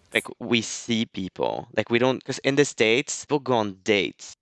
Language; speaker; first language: English; non-native, fluent; French